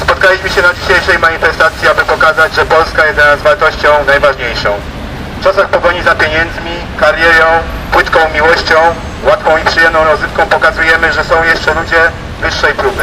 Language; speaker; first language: Polish; native; Polish